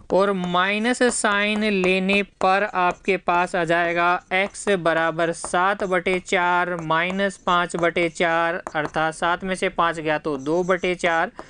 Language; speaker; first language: Hindi; native; Hindi